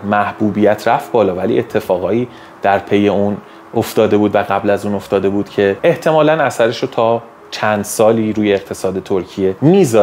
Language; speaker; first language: Persian; native; Persian